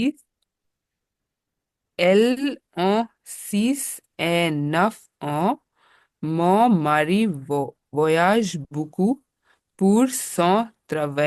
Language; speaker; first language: French; non-native, learner; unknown